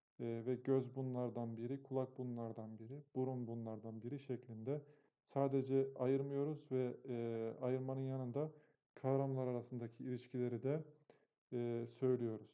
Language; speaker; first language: Turkish; native; Turkish